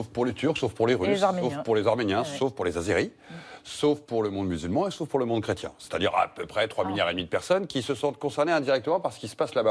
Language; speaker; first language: French; native; French